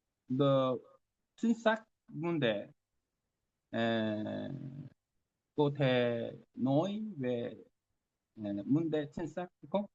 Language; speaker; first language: Vietnamese; non-native, learner; Korean